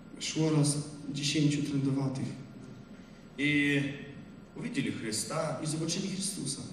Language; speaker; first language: Polish; non-native, learner; Russian